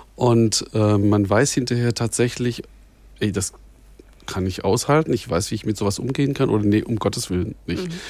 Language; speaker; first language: German; native; German